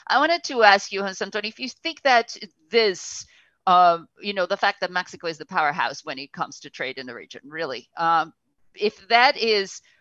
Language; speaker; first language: English; non-native, fluent; Portuguese